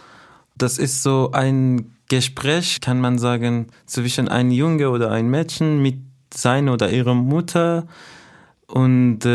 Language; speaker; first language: German; non-native, fluent; Persian